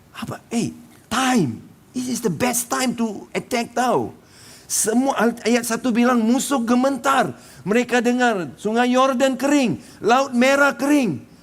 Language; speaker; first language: Malay; non-native, local second language; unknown